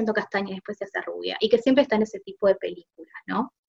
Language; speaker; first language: Spanish; native; Spanish